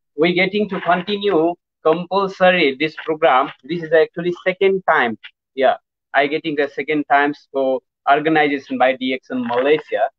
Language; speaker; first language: English; non-native, learner; Nepali